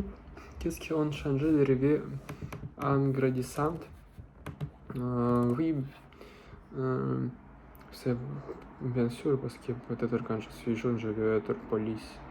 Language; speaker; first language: French; non-native, learner; Russian